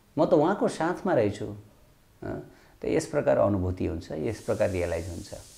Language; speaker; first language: Nepali; native; Nepali